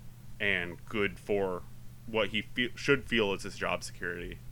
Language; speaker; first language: English; native; English